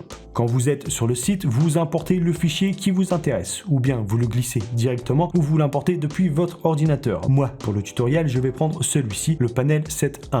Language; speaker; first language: French; native; French